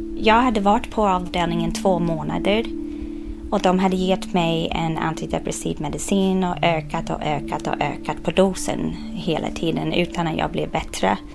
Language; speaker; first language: Swedish; non-native, fluent; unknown